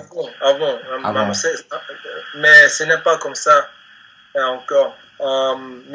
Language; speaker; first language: French; non-native, learner; Spanish